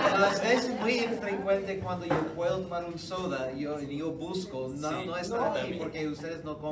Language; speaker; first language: Spanish; non-native, fluent; English